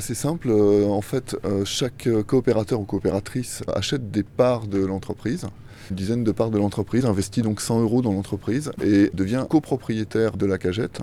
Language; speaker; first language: French; native; French